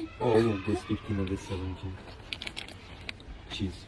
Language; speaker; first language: English; non-native, learner; Polish